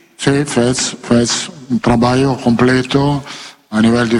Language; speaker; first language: Portuguese; non-native, learner; Italian